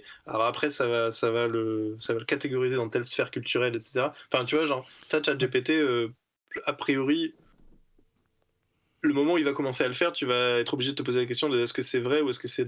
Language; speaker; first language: French; native; French